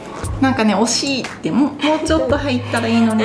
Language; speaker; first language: Japanese; native; Japanese